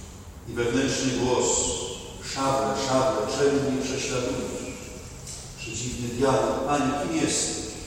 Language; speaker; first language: Polish; native; Polish